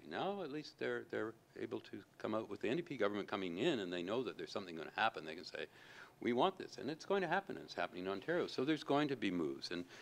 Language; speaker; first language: English; native; English